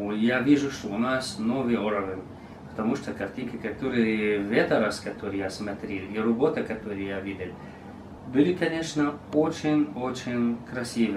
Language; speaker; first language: Russian; non-native, learner; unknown